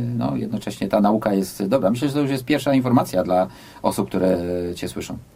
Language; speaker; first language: Polish; native; Polish